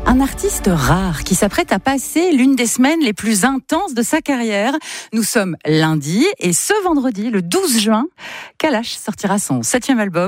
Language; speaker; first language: French; native; French